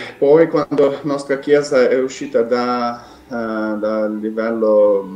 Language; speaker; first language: Italian; non-native, fluent; Ukrainian